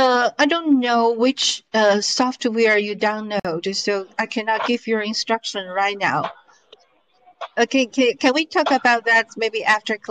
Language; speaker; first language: English; non-native, fluent; Chinese